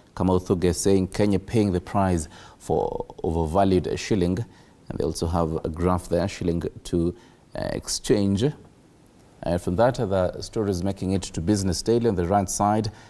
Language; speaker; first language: English; non-native, local second language; Swahili